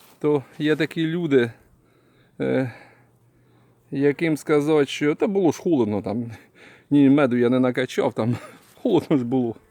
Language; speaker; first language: Ukrainian; native; Ukrainian